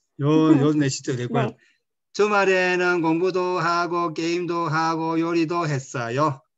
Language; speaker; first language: Korean; non-native, fluent; Spanish